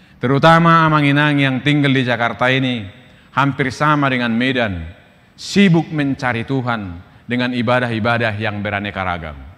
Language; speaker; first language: Indonesian; non-native, local second language; Batak Toba